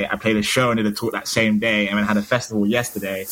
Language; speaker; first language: English; native; English